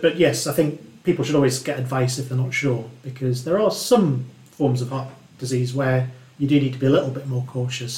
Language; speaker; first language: English; native; English